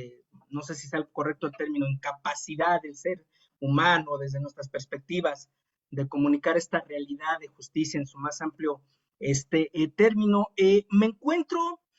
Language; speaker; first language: Spanish; native; Spanish